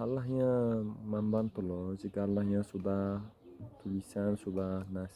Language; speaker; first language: Indonesian; non-native, learner; Turkish